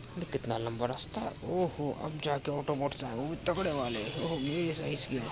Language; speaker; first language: Hindi; native; Hindi